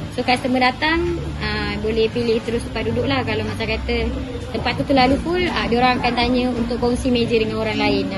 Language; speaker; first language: Malay; native; Malay